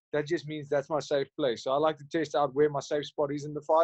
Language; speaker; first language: English; non-native, local second language; Afrikaans